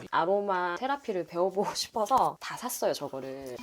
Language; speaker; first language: Korean; native; Korean